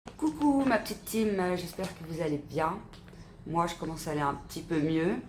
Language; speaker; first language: French; native; French